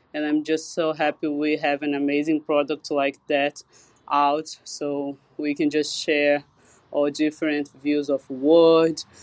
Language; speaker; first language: English; non-native, fluent; Portuguese